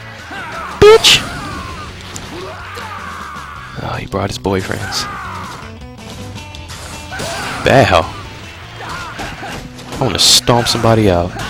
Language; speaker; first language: English; native; English